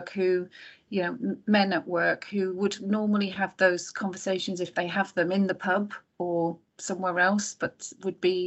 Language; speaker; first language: English; native; English